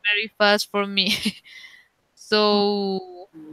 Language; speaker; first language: English; non-native, learner; Spanish